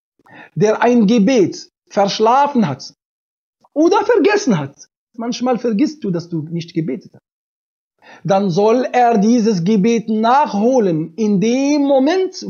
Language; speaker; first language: German; non-native, fluent; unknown